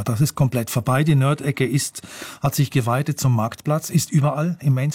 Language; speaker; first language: German; native; German